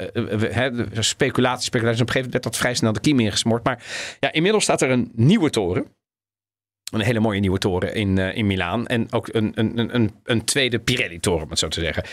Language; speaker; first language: Dutch; native; Dutch